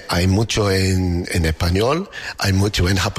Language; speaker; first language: Spanish; non-native, learner; English